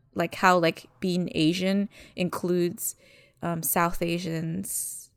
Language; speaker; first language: English; early bilingual, other home language; Malagasy